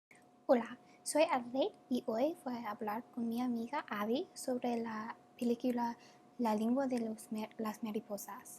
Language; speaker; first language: Spanish; non-native, learner; English